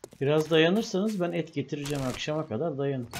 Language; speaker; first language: Turkish; native; Turkish